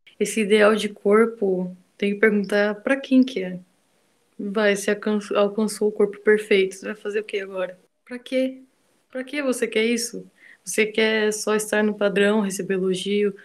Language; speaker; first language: Portuguese; native; Portuguese